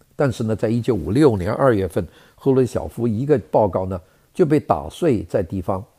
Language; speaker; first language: Chinese; native; Chinese